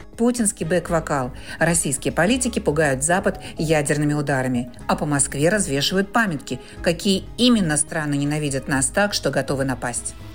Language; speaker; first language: Russian; native; Russian